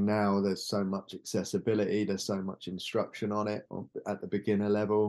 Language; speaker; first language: English; native; English